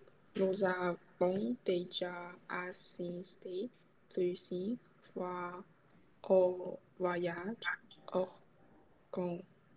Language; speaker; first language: French; non-native, learner; Chinese